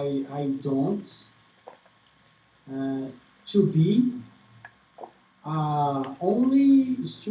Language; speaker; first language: English; non-native, learner; Portuguese